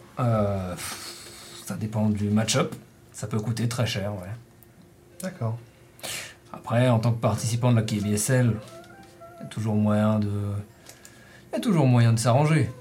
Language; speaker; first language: French; native; French